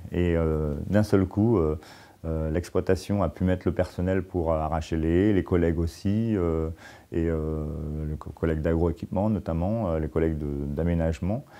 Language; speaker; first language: French; native; French